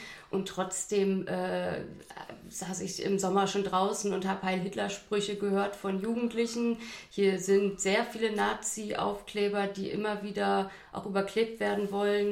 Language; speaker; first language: German; native; German